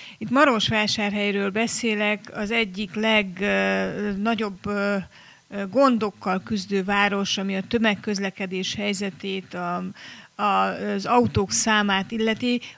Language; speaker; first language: Hungarian; native; Hungarian